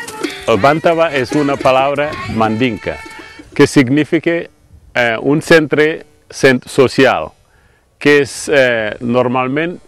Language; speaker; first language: Catalan; non-native, fluent; Mandingo